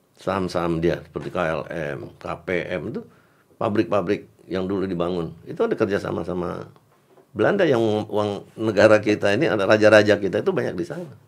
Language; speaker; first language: Indonesian; native; Indonesian